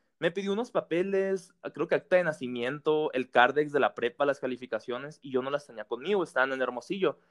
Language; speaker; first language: Spanish; native; Spanish